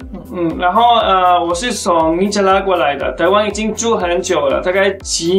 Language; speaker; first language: Chinese; non-native, fluent; Spanish